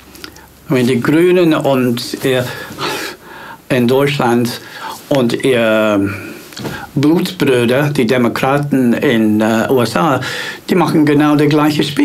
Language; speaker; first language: German; non-native, fluent; English